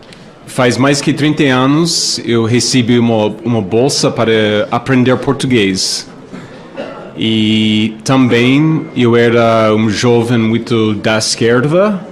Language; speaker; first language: Portuguese; non-native, fluent; English